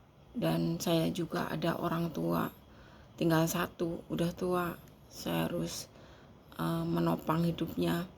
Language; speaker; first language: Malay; non-native, local second language; Javanese